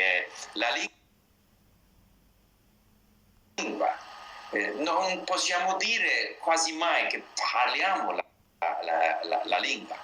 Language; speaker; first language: Italian; non-native, learner; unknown